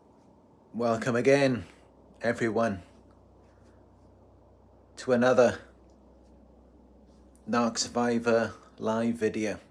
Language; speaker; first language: English; native; English